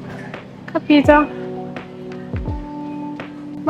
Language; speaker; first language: Italian; non-native, fluent; Arabic